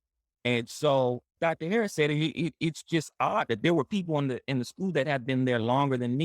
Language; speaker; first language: English; native; English